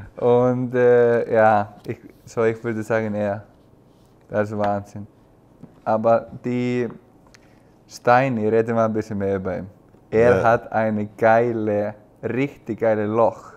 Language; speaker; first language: German; non-native, learner; Icelandic